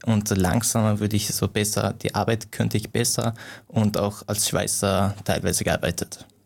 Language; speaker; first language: German; non-native, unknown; Persian